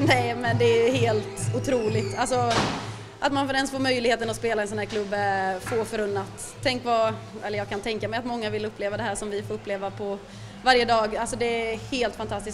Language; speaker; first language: Swedish; native; Swedish